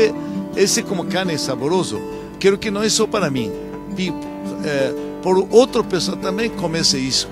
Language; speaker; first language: Portuguese; non-native, learner; Japanese